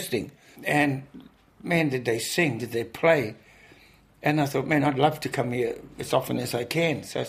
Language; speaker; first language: English; native; English